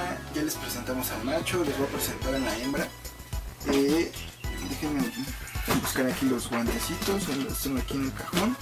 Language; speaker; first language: Spanish; native; Spanish